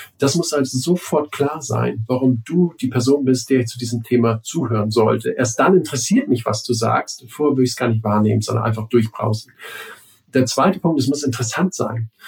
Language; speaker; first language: German; native; German